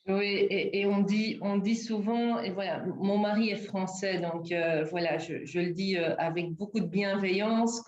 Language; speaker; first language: French; native; French